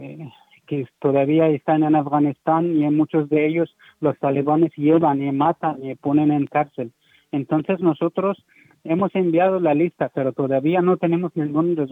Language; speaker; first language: Spanish; non-native, learner; Persian